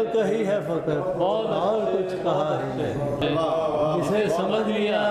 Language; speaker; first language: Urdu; non-native, local second language; Punjabi